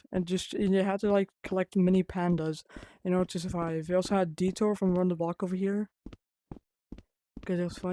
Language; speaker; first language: English; non-native, fluent; Dutch